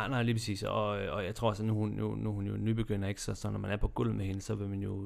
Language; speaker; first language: Danish; native; Danish